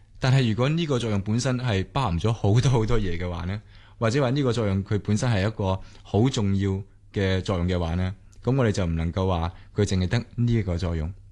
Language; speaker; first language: Cantonese; native; Cantonese